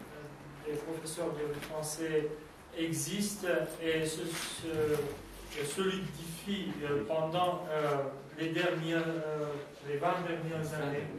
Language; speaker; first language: French; non-native, fluent; Romanian